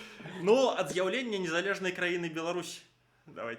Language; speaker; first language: Belarusian; non-native, local second language; Russian